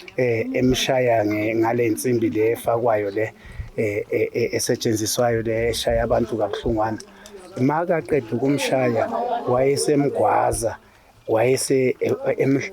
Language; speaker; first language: Zulu; native; Zulu